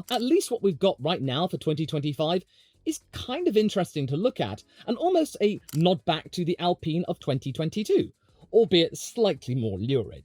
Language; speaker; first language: English; native; English